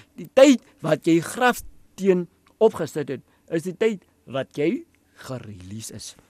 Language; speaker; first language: Afrikaans; non-native, local second language; Tswana